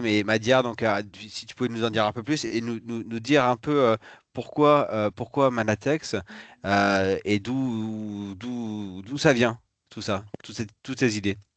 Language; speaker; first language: French; native; French